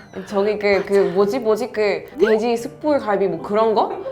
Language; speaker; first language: Korean; non-native, fluent; Italian